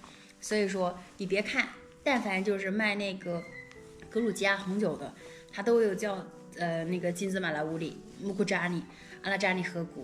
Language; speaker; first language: Chinese; native; Chinese